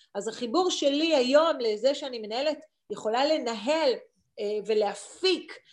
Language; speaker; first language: Hebrew; native; Hebrew